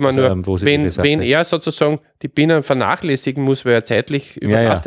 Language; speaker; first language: German; native; German